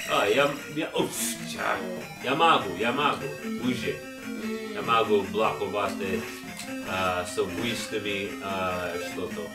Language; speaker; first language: Russian; non-native, learner; English